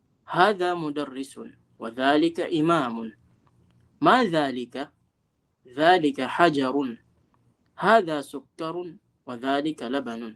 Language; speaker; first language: Arabic; non-native, fluent; Filipino